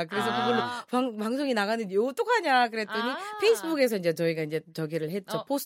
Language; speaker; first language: Korean; non-native, fluent; Filipino